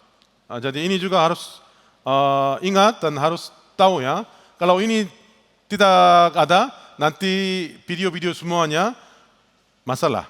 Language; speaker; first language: Indonesian; non-native, learner; Korean